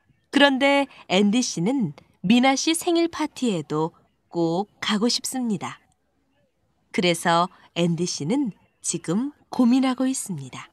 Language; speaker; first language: Korean; non-native, learner; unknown